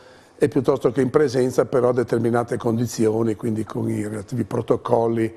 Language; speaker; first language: Italian; native; Italian